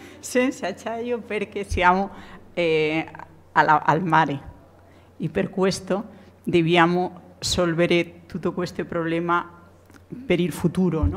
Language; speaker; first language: Italian; non-native, learner; Spanish